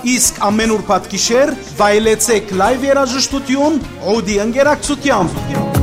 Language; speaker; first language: Armenian; native; Armenian